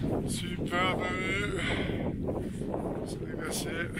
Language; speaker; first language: French; native; French